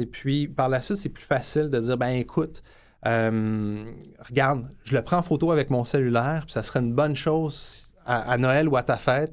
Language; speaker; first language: French; native; French